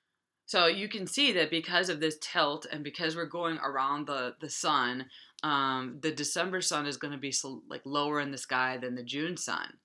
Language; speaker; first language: English; native; English